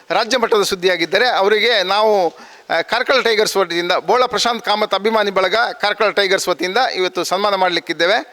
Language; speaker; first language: Kannada; native; Kannada